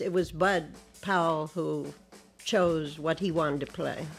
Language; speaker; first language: English; native; English